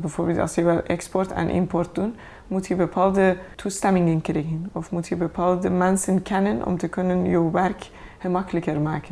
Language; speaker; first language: Dutch; non-native, fluent; Persian